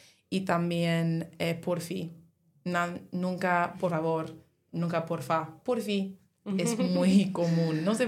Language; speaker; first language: Spanish; non-native, learner; English